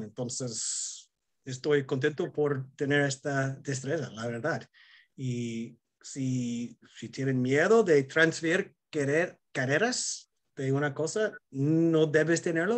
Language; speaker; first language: Spanish; non-native, fluent; English